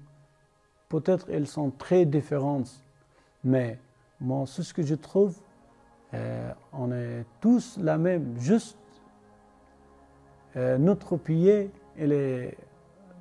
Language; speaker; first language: French; non-native, learner; Persian